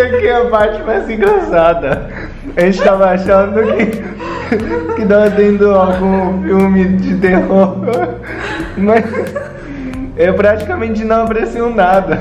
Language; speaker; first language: Portuguese; non-native, fluent; Chinese